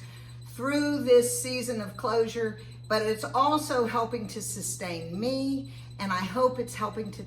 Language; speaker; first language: English; native; English